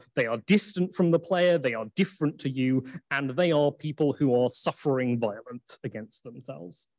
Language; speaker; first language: English; native; English